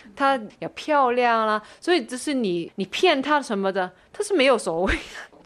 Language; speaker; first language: Chinese; non-native, fluent; Cantonese